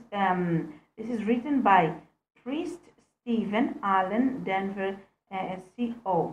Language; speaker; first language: English; non-native, fluent; Greek